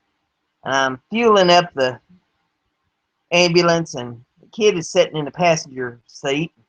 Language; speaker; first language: English; native; English